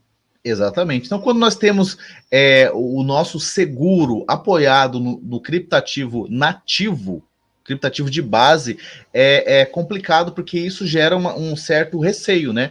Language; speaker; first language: Portuguese; native; Portuguese